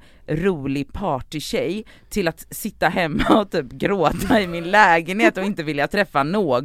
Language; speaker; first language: Swedish; native; Swedish